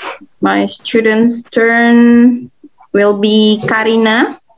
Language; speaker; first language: English; non-native, fluent; Indonesian